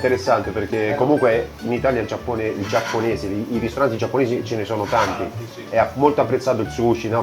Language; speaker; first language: Italian; native; Italian